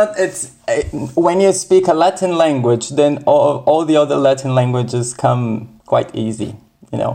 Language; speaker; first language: English; non-native, fluent; Portuguese